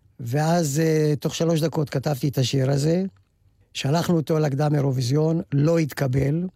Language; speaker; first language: Hebrew; native; Hebrew